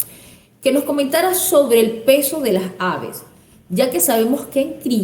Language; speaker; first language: Spanish; native; Spanish